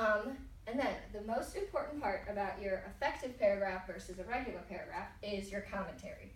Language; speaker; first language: English; native; English